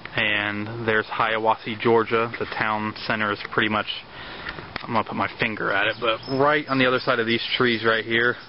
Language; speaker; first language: English; native; English